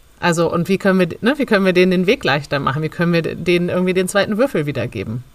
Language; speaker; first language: German; native; German